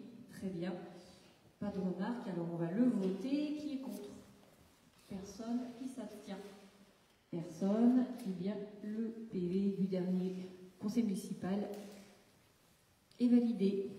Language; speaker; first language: French; native; French